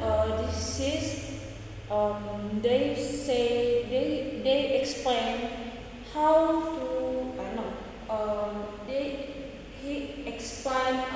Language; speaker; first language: English; non-native, learner; Indonesian